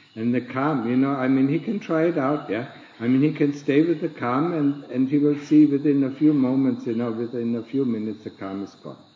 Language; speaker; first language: English; non-native, fluent; German